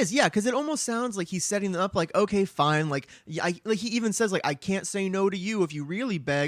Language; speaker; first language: English; native; English